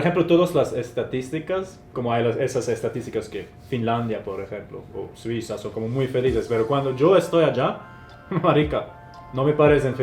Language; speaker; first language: Spanish; non-native, fluent; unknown